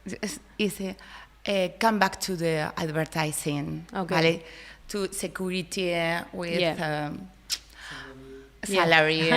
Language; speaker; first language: English; non-native, learner; Spanish